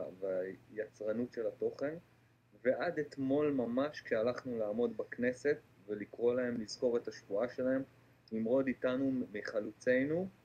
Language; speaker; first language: Hebrew; native; Hebrew